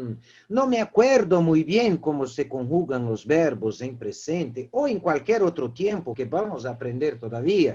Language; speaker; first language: Spanish; non-native, fluent; Portuguese